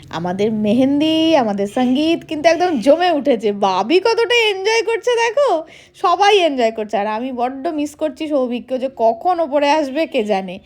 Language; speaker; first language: Bangla; non-native, local second language; Hindi